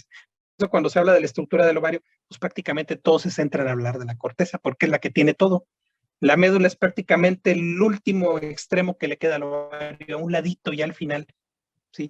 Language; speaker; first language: Spanish; native; Spanish